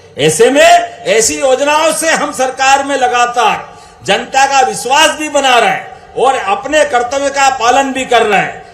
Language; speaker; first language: Hindi; native; Hindi